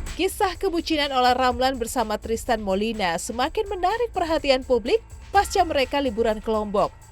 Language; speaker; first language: Indonesian; native; Indonesian